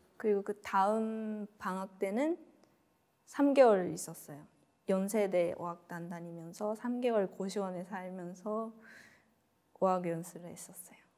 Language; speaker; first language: Korean; non-native, fluent; Japanese